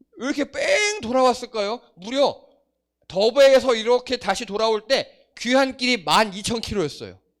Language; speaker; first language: Korean; native; Korean